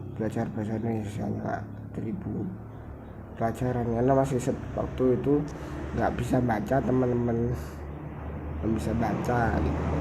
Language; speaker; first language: Indonesian; non-native, local second language; Javanese